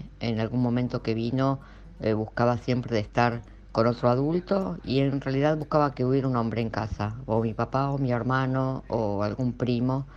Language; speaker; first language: Spanish; native; Spanish